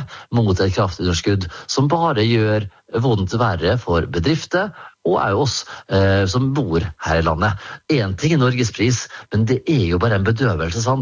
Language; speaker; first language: Norwegian; native; Norwegian